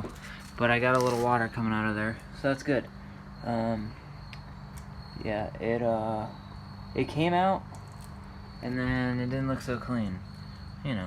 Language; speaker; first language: English; native; English